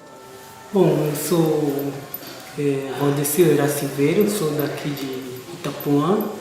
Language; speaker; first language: Portuguese; non-native, local second language; Guarani